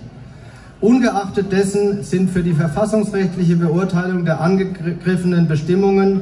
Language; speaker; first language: German; native; German